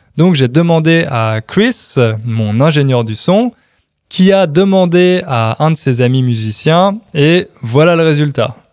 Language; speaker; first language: French; native; French